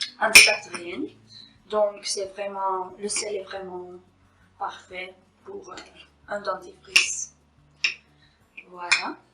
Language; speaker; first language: French; non-native, fluent; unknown